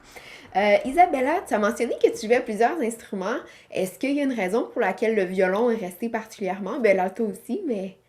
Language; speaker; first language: French; native; French